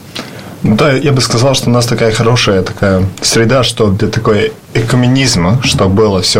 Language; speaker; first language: Russian; non-native, fluent; Latvian